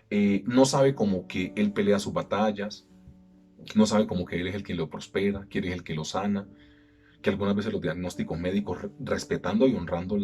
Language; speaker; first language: Spanish; native; Spanish